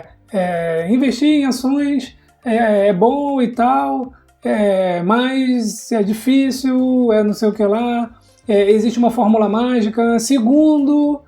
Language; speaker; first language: Portuguese; native; Portuguese